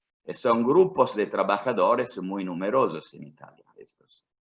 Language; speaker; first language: Spanish; non-native, fluent; Italian